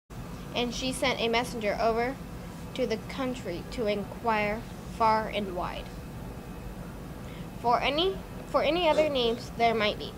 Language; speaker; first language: English; native; English